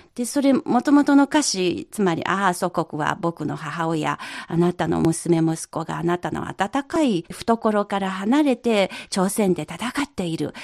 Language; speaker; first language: Japanese; non-native, fluent; Chinese